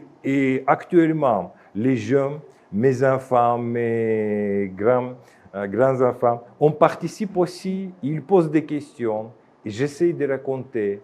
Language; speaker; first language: French; non-native, fluent; Russian